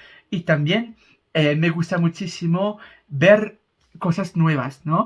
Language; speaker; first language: Spanish; non-native, fluent; French